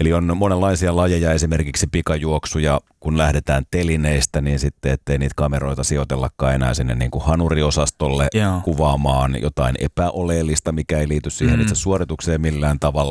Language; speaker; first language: Finnish; native; Finnish